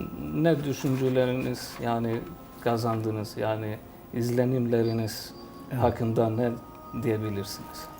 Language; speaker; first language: Turkish; non-native, fluent; Albanian